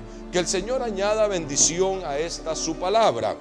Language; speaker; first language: Spanish; native; Spanish